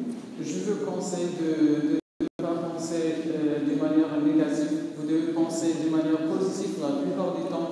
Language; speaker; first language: French; non-native, local second language; Arabic